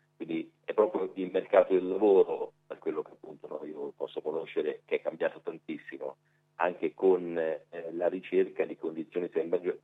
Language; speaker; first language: Italian; native; Italian